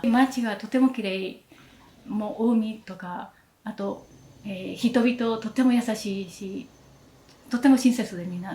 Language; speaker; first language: Japanese; early bilingual, heritage; Spanish